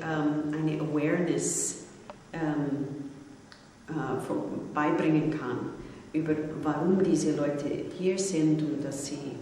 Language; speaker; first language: German; non-native, fluent; English